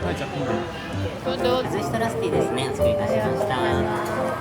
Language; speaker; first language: Japanese; native; Japanese